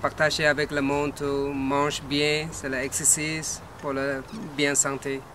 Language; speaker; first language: French; non-native, learner; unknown